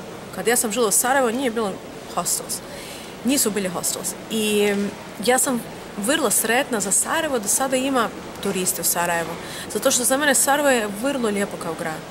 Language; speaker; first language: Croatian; non-native, learner; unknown